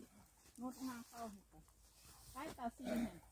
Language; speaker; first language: Finnish; non-native, learner; Thai